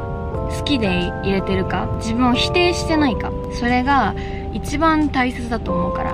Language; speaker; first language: Japanese; native; Japanese